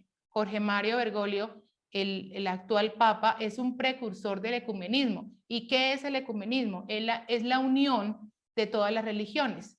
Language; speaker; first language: Spanish; native; Spanish